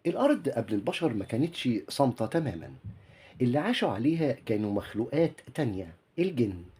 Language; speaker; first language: Arabic; native; Arabic